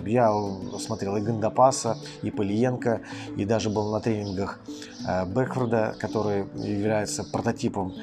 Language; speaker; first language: Russian; native; Russian